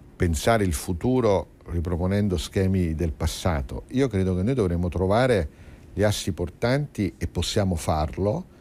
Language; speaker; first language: Italian; native; Italian